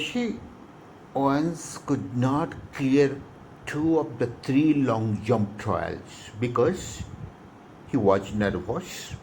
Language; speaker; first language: English; non-native, local second language; Odia